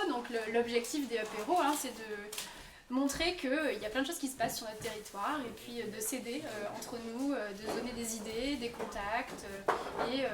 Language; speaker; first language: French; native; French